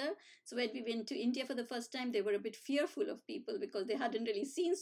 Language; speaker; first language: English; non-native, local second language; Hindi